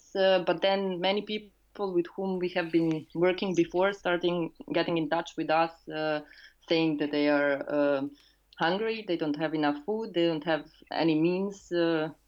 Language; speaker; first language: English; non-native, fluent; Serbian